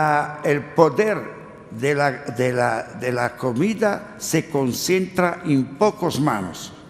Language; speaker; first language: Spanish; non-native, learner; Italian